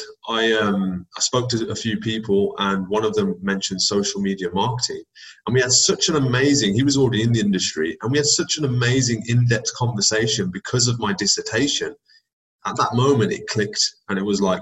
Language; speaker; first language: English; native; English